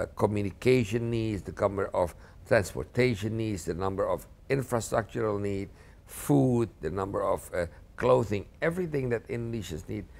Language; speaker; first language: English; non-native, fluent; Indonesian